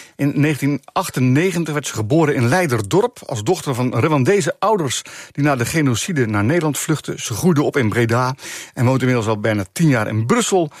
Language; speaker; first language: Dutch; native; Dutch